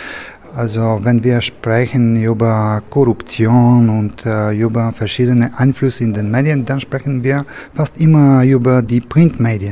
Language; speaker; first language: German; non-native, fluent; Bulgarian